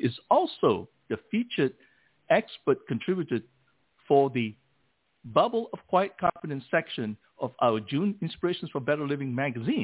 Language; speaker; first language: English; non-native, local second language; Min Nan Chinese